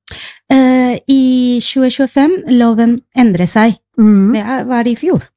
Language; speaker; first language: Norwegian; non-native, fluent; Spanish